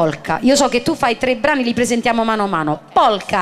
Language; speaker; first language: Italian; native; Italian